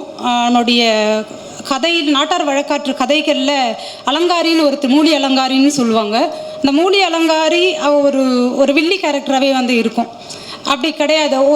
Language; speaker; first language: Tamil; native; Tamil